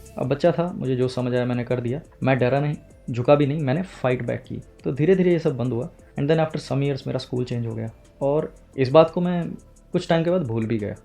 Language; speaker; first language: Hindi; native; Hindi